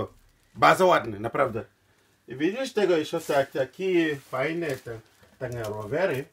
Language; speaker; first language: Polish; non-native, learner; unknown